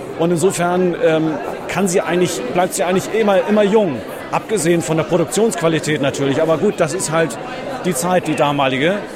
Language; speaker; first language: German; native; German